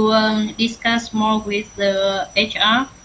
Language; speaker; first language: English; non-native, learner; Vietnamese